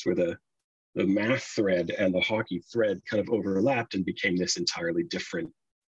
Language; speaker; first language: English; native; English